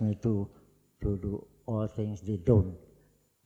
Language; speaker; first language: English; non-native, fluent; Javanese